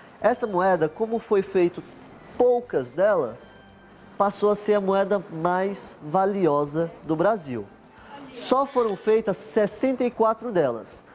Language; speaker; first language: Portuguese; native; Portuguese